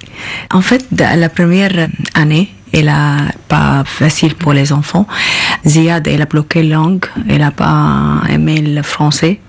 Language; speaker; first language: French; non-native, learner; Arabic